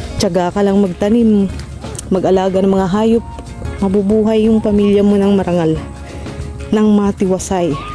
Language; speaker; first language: Filipino; non-native, local second language; Waray